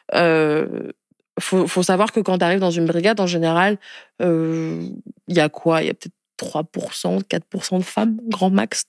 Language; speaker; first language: French; native; French